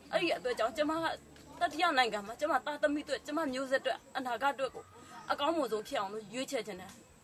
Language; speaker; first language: Burmese; native; Burmese